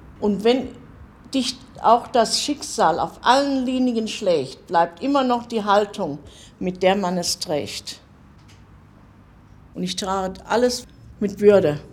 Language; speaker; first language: German; native; German